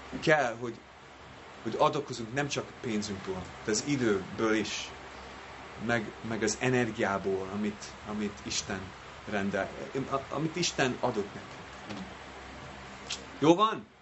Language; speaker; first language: Hungarian; non-native, fluent; English